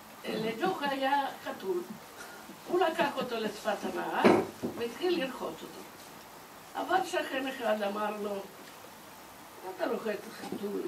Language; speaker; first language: Hebrew; non-native, fluent; Turkish